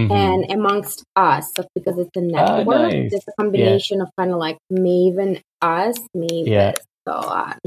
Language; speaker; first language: English; non-native, fluent; Russian